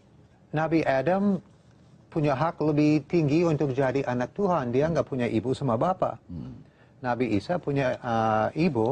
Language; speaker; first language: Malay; non-native, fluent; English